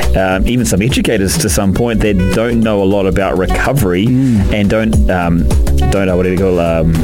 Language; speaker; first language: English; native; English